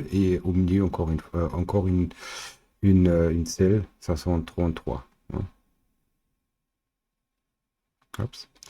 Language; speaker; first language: French; non-native, learner; German